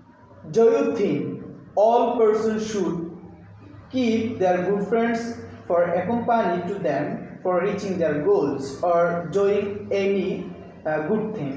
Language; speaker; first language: English; non-native, fluent; Bangla